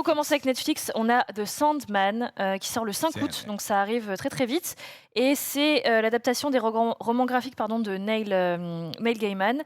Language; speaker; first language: French; native; French